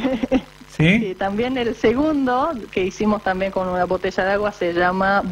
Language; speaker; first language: Spanish; non-native, fluent; Japanese